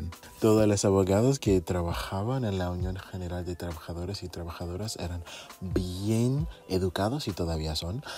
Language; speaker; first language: Spanish; non-native, fluent; English